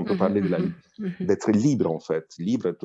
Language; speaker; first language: French; non-native, fluent; Romanian